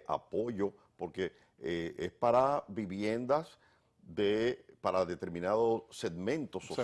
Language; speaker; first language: Spanish; native; Spanish